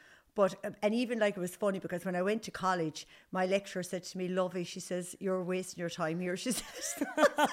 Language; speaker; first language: English; native; English